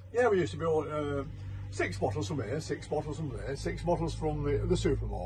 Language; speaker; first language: English; native; English